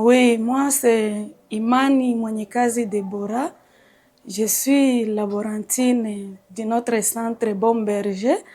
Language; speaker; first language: French; non-native, local second language; Swahili